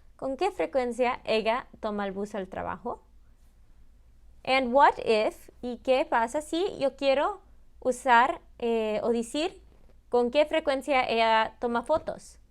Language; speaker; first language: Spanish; early bilingual, heritage; Spanish